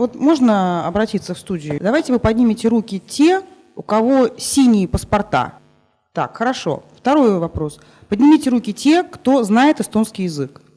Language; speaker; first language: Russian; native; Russian